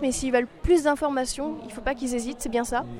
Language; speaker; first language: French; native; French